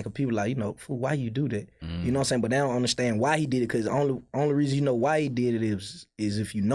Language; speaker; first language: English; native; English